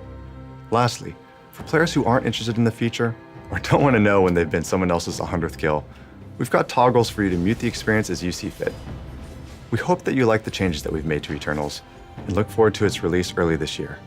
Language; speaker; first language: English; native; English